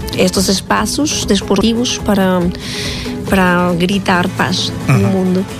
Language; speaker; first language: Portuguese; non-native, fluent; Spanish